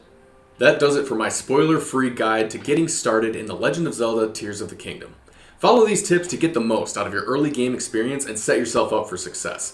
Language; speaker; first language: English; native; English